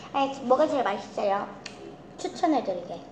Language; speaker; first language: Korean; early bilingual, heritage; Korean